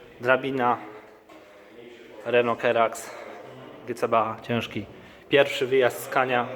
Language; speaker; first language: Polish; native; Polish